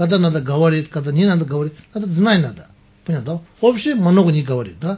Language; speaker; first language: Russian; non-native, learner; Tibetan